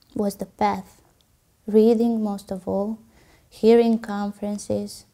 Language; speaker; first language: English; non-native, fluent; Romanian